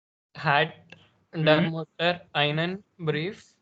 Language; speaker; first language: German; non-native, learner; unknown